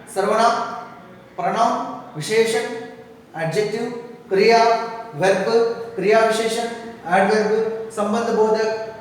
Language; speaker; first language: Hindi; non-native, local second language; Telugu